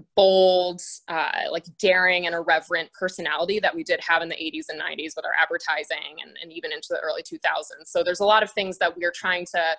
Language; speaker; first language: English; native; English